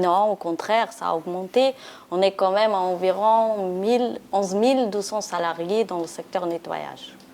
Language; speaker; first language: French; non-native, fluent; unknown